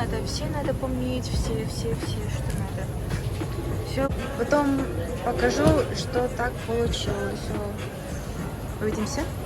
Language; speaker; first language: Russian; non-native, learner; Mongolian